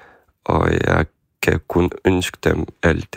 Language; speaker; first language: Danish; non-native, fluent; Ukrainian